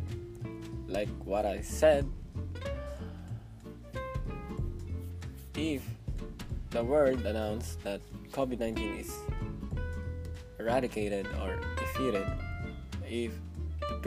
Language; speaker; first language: English; non-native, local second language; Filipino